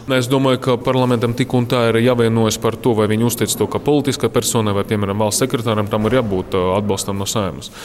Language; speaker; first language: Latvian; non-native, local second language; Russian